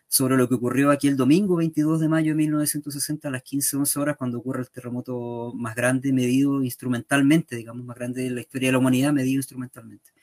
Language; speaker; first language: Spanish; native; Spanish